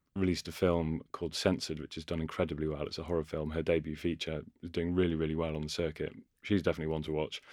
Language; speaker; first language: English; native; English